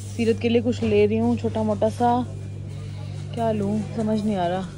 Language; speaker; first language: Hindi; native; Hindi